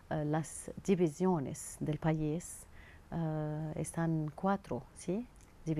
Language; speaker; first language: Spanish; non-native, learner; Arabic